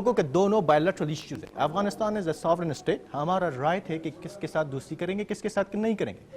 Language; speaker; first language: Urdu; non-native, fluent; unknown